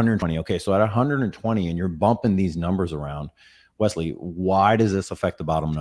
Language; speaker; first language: English; native; English